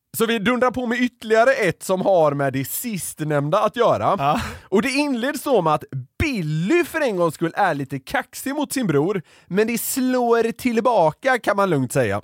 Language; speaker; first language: Swedish; native; Swedish